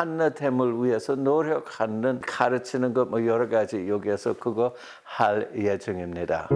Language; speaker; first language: Korean; non-native, fluent; English